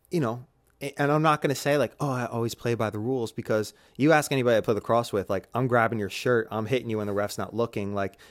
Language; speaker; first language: English; native; English